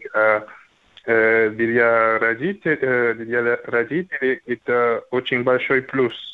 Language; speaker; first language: Russian; non-native, learner; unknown